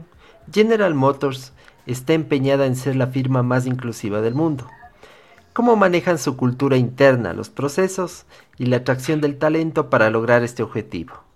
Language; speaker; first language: Spanish; native; Spanish